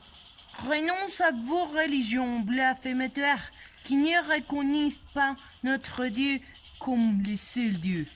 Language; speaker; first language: French; non-native, learner; Spanish